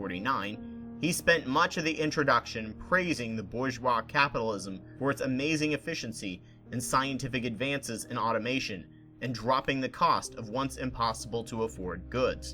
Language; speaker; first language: English; native; English